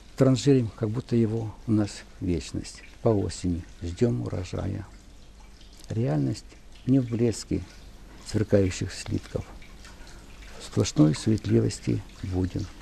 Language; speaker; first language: Russian; non-native, local second language; Ukrainian